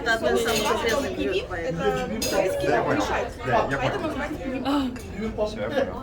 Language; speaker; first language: Russian; non-native, learner; Korean